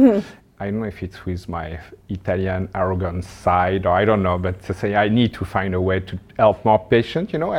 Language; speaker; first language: English; non-native, learner; French